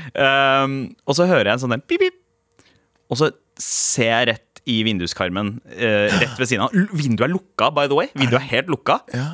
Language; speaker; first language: Norwegian; early bilingual, other home language; Punjabi